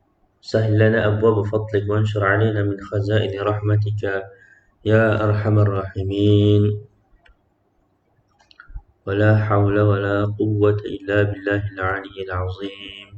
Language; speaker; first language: Arabic; non-native, fluent; Malay